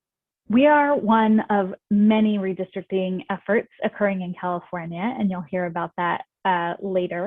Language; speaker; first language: English; native; English